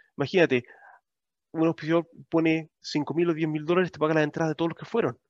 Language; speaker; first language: Spanish; native; Spanish